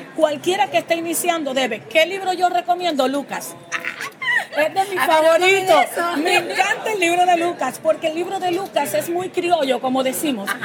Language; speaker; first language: Spanish; early bilingual, heritage; Spanish